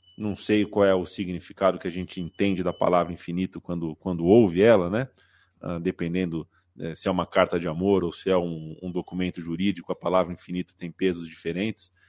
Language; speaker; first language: Portuguese; native; Portuguese